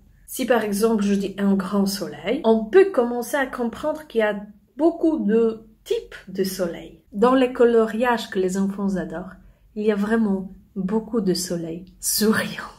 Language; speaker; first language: French; non-native, fluent; Polish